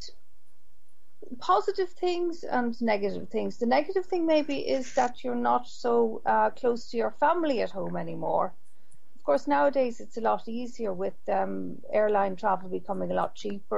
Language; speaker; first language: English; native; English